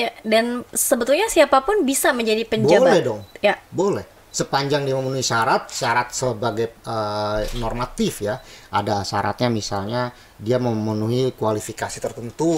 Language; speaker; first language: Indonesian; native; Indonesian